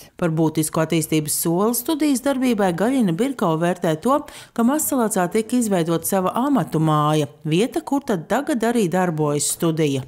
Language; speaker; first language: Latvian; native; Latvian